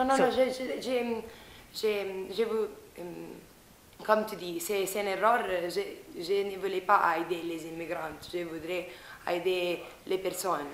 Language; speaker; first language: French; non-native, learner; Spanish